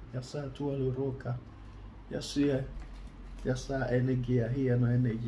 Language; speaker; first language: Finnish; non-native, learner; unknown